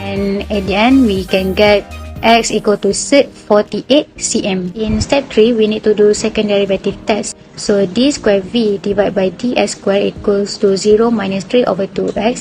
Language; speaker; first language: English; non-native, local second language; Malay